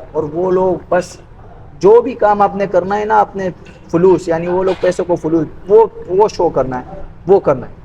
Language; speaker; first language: Urdu; non-native, local second language; Pashto